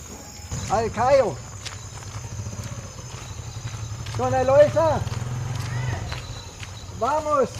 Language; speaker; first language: Spanish; non-native, fluent; Italian